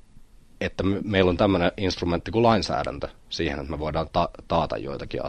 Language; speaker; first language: Finnish; native; Finnish